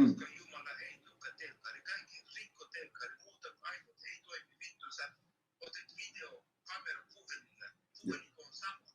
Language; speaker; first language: Finnish; non-native, learner; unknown